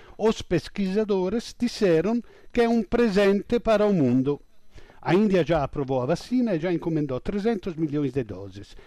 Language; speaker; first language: Portuguese; non-native, fluent; Italian